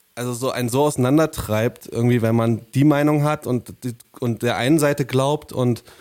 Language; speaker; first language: German; native; German